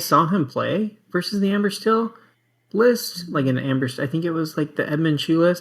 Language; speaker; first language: English; native; English